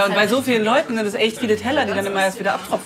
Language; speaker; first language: German; native; German